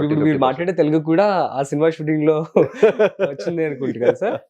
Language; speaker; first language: Telugu; native; Telugu